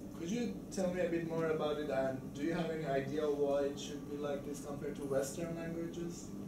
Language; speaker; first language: English; non-native, fluent; Indonesian